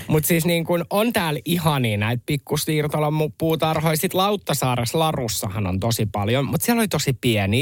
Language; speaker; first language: Finnish; native; Finnish